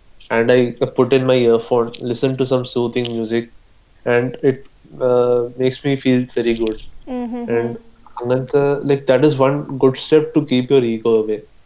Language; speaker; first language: English; non-native, local second language; Malayalam